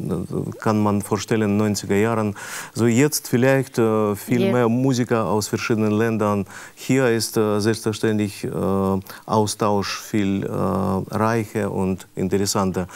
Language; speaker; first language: German; non-native, fluent; Russian